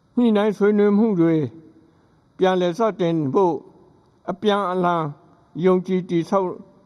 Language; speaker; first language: Burmese; non-native, local second language; S'gaw Karen